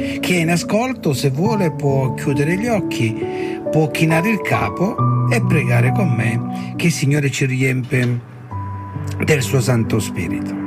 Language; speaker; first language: Italian; early bilingual, heritage; Italian